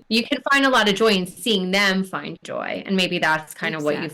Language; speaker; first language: English; native; English